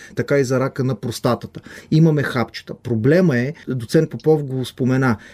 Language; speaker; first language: Bulgarian; non-native, fluent; Hebrew